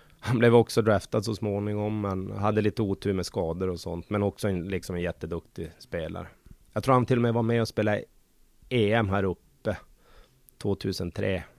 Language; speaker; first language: Swedish; native; Swedish